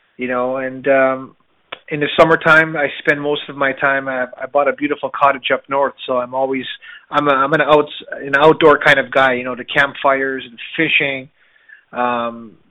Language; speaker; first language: English; native; English